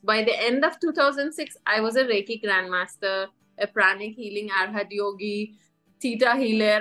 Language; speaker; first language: English; non-native, fluent; Persian